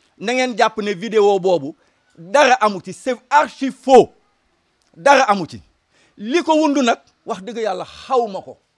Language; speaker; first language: Wolof; native; Wolof